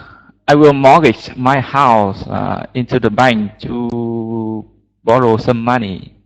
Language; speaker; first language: English; non-native, learner; Vietnamese